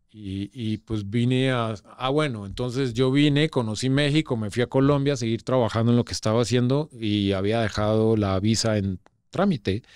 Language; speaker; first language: Spanish; native; Spanish